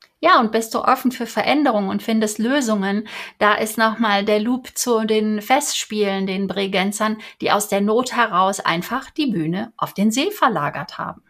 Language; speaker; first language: German; native; German